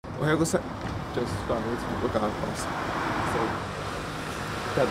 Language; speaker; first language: Japanese; non-native, learner; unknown